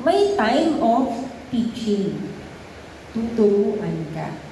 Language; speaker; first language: English; non-native, local second language; Filipino